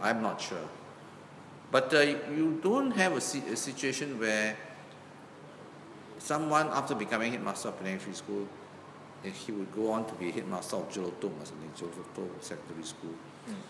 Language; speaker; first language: English; non-native, local second language; Min Nan Chinese